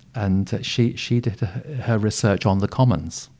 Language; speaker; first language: English; native; English